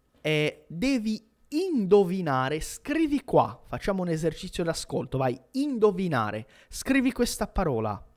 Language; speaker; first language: Italian; non-native, fluent; Portuguese